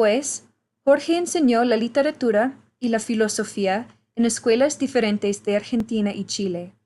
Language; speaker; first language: Spanish; non-native, learner; English